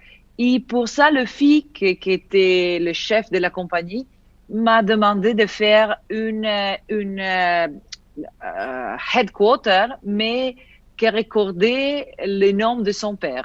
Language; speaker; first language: French; non-native, fluent; Italian